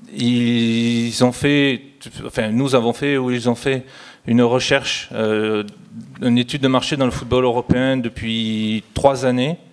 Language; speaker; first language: French; native; French